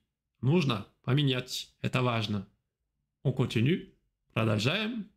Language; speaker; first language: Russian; non-native, fluent; French